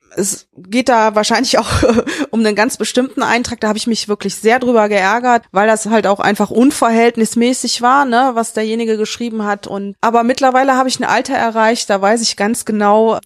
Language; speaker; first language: German; native; German